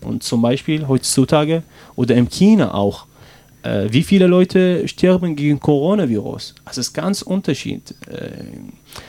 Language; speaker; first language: German; non-native, learner; Arabic